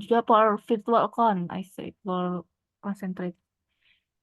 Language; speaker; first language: English; non-native, learner; Indonesian